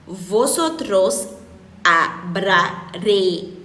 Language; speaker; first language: Spanish; non-native, learner; Haitian Creole